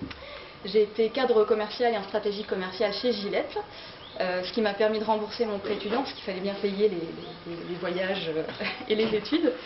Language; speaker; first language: French; native; French